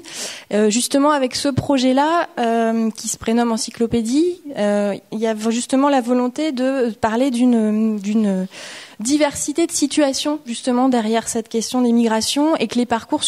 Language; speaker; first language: French; native; French